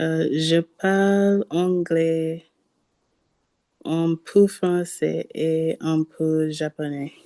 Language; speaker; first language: French; non-native, learner; English